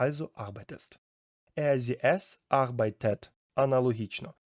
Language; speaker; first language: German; non-native, fluent; Ukrainian